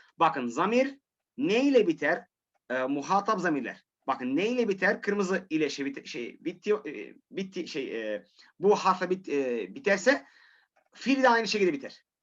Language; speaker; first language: Turkish; non-native, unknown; Arabic